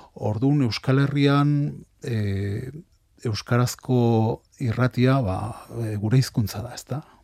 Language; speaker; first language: Basque; non-native, local second language; Spanish